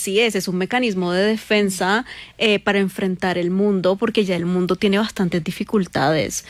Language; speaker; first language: Spanish; native; Spanish